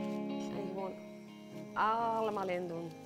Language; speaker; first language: Dutch; non-native, fluent; Icelandic